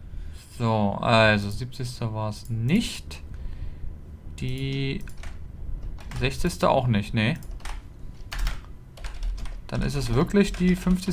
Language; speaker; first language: German; native; German